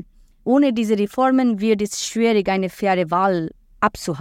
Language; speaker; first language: German; non-native, fluent; Bangla